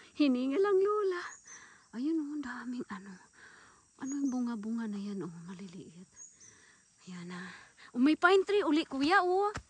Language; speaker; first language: Filipino; non-native, local second language; Aklanon